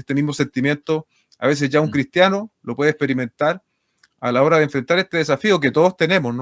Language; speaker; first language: Spanish; native; Spanish